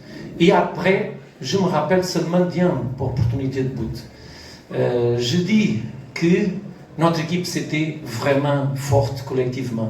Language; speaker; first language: French; non-native, learner; Portuguese